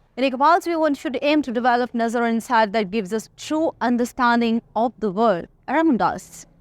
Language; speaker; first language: English; non-native, local second language; Urdu